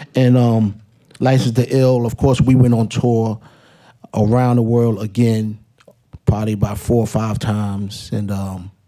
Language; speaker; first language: English; native; English